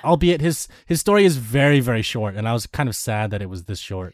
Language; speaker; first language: English; native; English